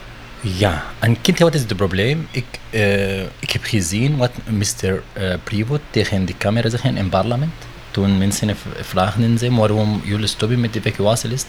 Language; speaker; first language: Dutch; non-native, learner; Arabic